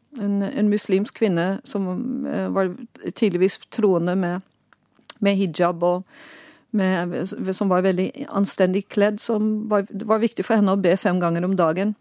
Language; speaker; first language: Norwegian; non-native, fluent; Dutch